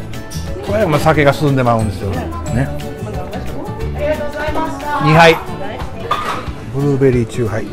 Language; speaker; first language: Japanese; native; Japanese